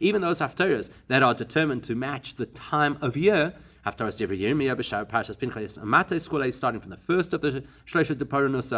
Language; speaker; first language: English; native; English